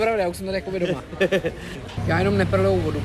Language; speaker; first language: Czech; native; Czech